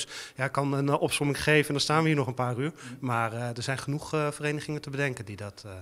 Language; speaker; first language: Dutch; native; Dutch